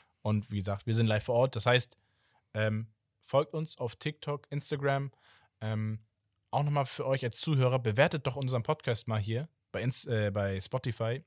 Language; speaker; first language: German; early bilingual, other home language; Portuguese